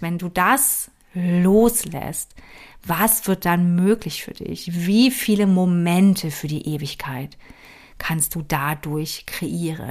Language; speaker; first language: German; native; German